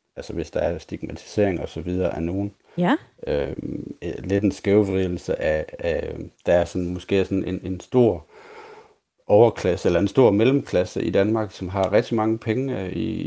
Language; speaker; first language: Danish; native; Danish